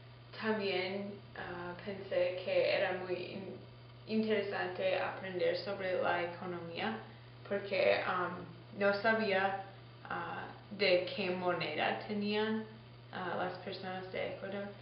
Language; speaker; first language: Spanish; non-native, learner; English